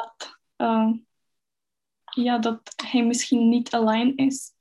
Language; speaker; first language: Dutch; non-native, fluent; Czech